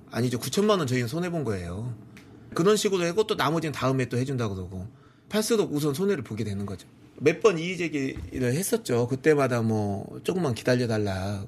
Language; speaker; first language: Korean; native; Korean